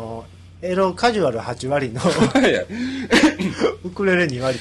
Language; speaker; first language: Japanese; native; Japanese